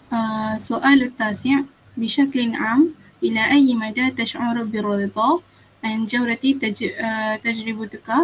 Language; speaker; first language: Arabic; non-native, learner; Malay